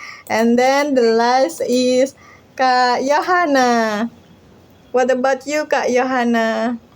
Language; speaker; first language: English; non-native, learner; Indonesian